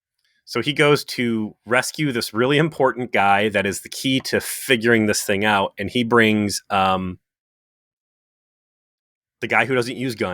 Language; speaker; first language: English; native; English